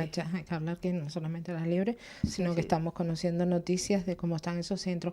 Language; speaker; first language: Spanish; native; Spanish